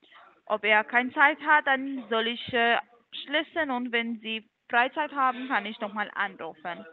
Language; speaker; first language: German; non-native, learner; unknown